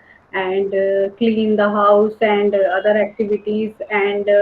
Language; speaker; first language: English; non-native, learner; Hindi